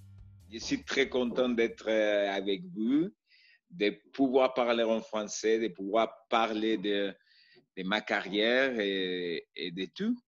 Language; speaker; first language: French; non-native, learner; Spanish